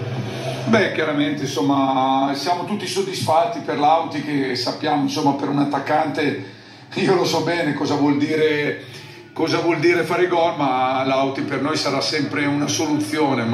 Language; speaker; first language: Italian; native; Italian